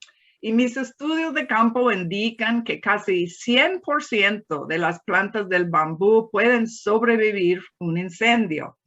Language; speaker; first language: Spanish; non-native, fluent; English